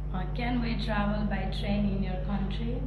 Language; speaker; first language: English; non-native, learner; Nepali